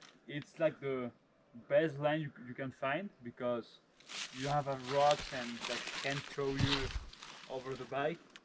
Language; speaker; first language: English; non-native, fluent; Spanish